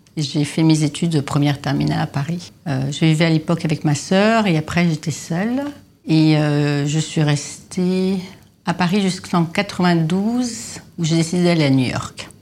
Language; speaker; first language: French; native; French